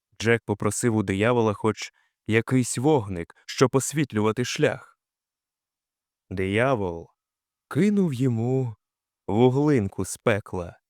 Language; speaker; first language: Ukrainian; native; Ukrainian